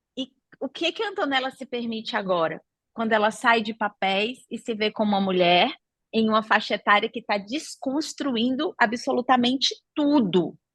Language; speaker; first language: Portuguese; native; Portuguese